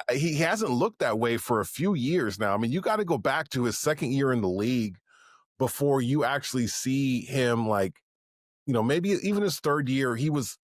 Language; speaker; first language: English; native; English